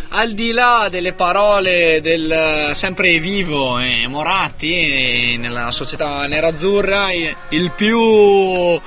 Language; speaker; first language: Italian; native; Italian